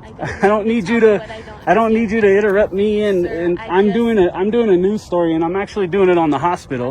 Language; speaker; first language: English; native; English